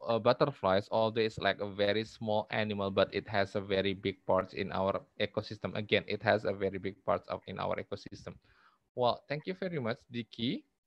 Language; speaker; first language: English; non-native, fluent; Indonesian